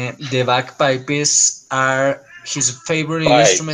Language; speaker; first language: English; non-native, learner; Spanish